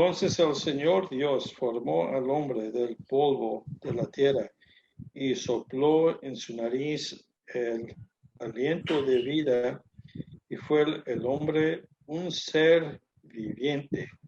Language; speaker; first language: Spanish; non-native, learner; English